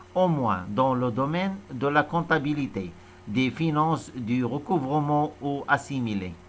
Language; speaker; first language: French; non-native, local second language; Arabic